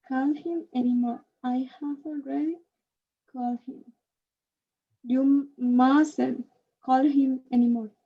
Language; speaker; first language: English; non-native, learner; Spanish